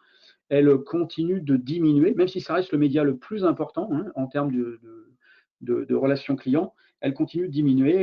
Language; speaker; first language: French; native; French